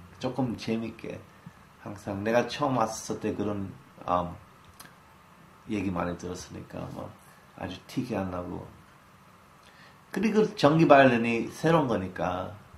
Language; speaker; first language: Korean; early bilingual, heritage; English